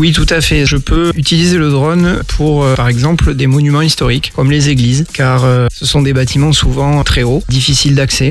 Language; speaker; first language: French; native; French